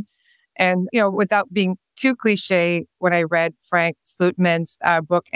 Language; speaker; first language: English; non-native, fluent; French